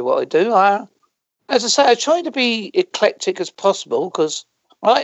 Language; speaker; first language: English; native; English